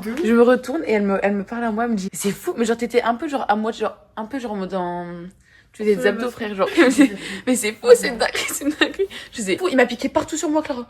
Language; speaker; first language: French; native; French